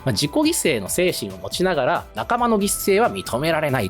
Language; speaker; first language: Japanese; native; Japanese